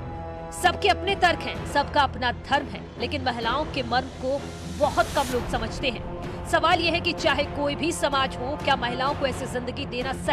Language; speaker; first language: Hindi; native; Hindi